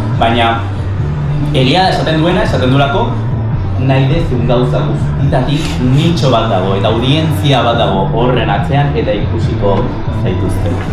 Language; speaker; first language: Basque; non-native, local second language; Spanish